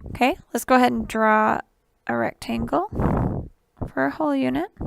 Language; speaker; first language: English; native; English